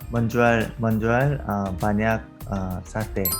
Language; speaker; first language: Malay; non-native, learner; Korean